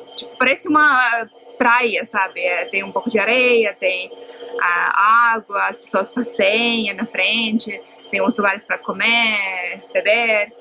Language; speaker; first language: Portuguese; non-native, fluent; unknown